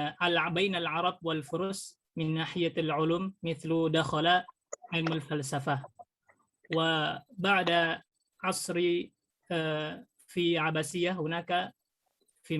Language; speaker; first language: Arabic; non-native, learner; Indonesian